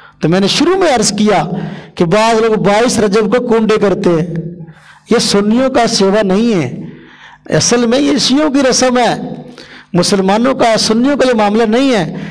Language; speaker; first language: Urdu; non-native, local second language; Punjabi